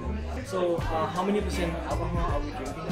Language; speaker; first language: English; non-native, learner; Thai